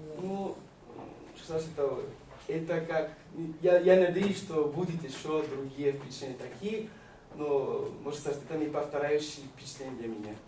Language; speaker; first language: Russian; non-native, learner; Malagasy